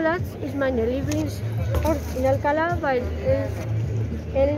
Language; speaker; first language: German; non-native, learner; Spanish